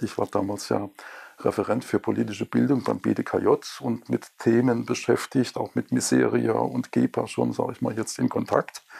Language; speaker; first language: German; native; German